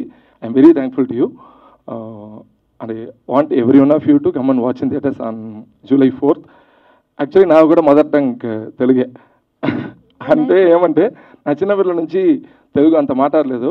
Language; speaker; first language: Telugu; early bilingual, heritage; Telugu